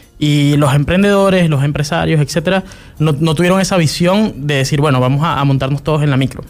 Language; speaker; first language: Spanish; native; Spanish